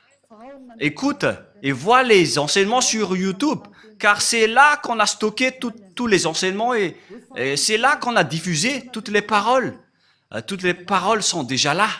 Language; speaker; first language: French; non-native, local second language; Malagasy